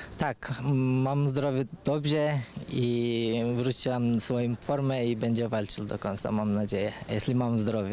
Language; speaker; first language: Polish; non-native, learner; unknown